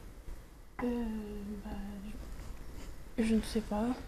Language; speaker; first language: French; non-native, local second language; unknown